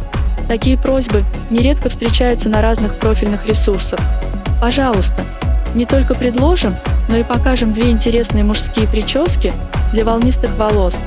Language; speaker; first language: Russian; native; Russian